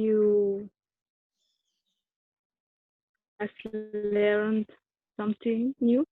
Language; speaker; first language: English; non-native, learner; Spanish